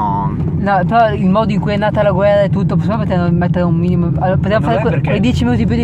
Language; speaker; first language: Italian; native; Italian